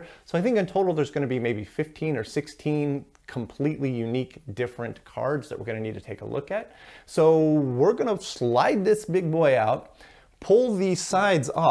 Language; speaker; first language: English; native; English